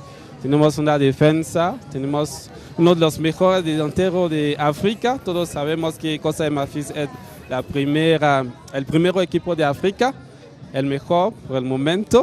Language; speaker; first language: Spanish; non-native, fluent; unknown